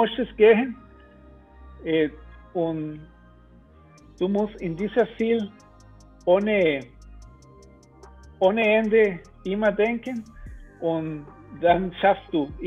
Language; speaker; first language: German; non-native, learner; Spanish